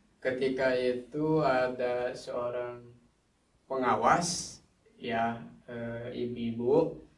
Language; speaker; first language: Indonesian; non-native, local second language; Sundanese